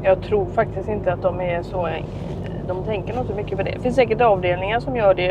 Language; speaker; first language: Swedish; native; Swedish